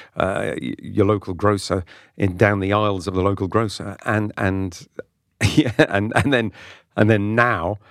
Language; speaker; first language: English; non-native, local second language; French